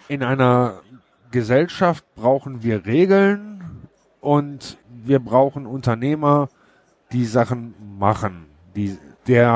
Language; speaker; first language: German; native; German